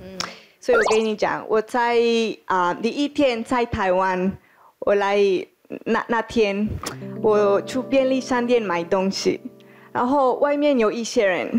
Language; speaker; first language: Chinese; non-native, fluent; Spanish